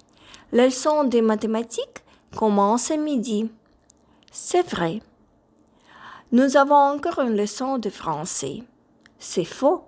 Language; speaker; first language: French; non-native, fluent; Ukrainian